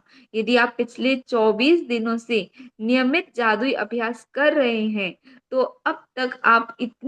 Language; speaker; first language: Hindi; native; Hindi